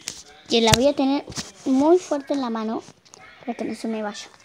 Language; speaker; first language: Spanish; native; Spanish